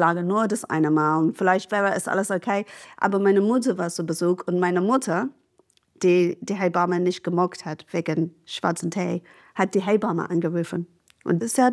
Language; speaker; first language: German; non-native, fluent; English